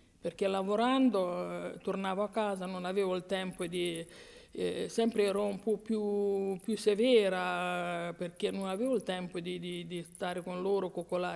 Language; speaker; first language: Italian; non-native, fluent; Romanian